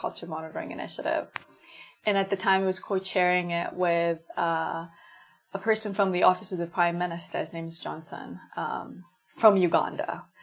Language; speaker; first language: English; non-native, local second language; Ganda